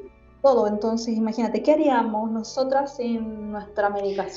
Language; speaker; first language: Spanish; native; Spanish